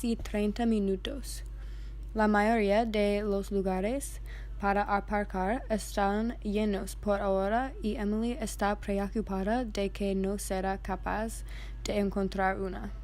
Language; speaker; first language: Spanish; non-native, learner; English